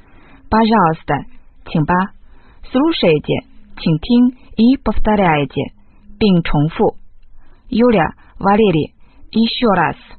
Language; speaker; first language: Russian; non-native, fluent; Chinese